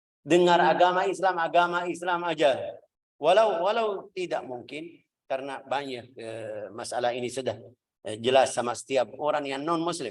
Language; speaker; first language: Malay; non-native, fluent; Arabic